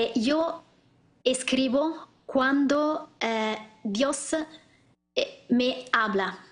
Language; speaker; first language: Spanish; non-native, learner; Italian